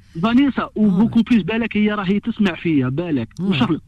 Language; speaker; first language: French; non-native, local second language; Arabic